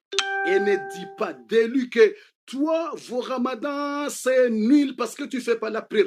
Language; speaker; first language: French; non-native, learner; Comorian